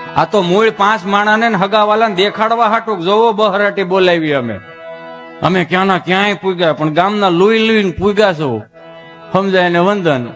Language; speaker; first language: Gujarati; native; Gujarati